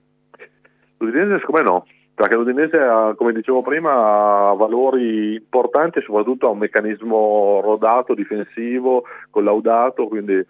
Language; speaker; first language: Italian; native; Italian